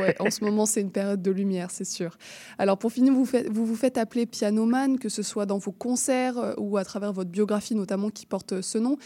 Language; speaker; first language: French; native; French